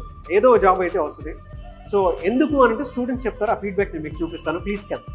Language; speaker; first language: Telugu; native; Telugu